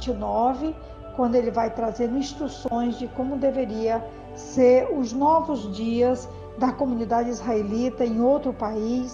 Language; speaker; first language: Portuguese; native; Portuguese